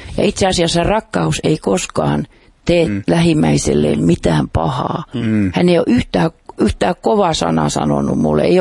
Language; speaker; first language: Finnish; non-native, fluent; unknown